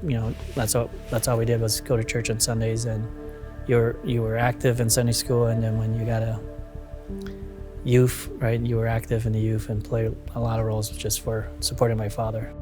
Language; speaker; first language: English; early bilingual, other home language; Hmong